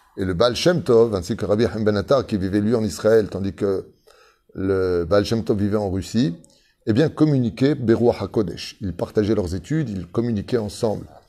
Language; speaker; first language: French; native; French